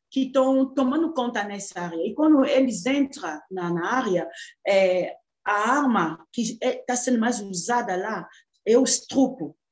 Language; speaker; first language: Portuguese; non-native, fluent; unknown